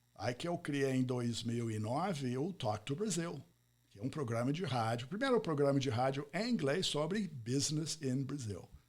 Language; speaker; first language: Portuguese; non-native, fluent; English